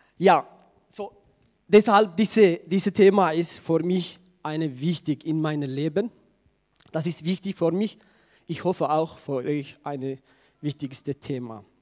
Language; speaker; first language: German; non-native, learner; Tigrinya